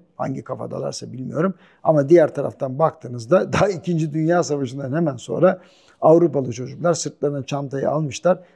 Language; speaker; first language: Turkish; native; Turkish